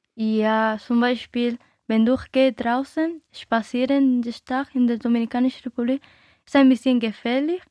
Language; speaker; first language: German; non-native, learner; Spanish